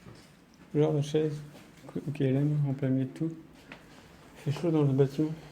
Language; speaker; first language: French; native; French